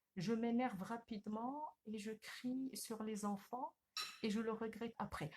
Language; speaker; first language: French; non-native, local second language; Arabic